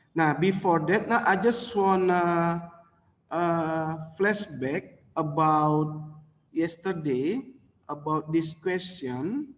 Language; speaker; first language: English; non-native, local second language; Indonesian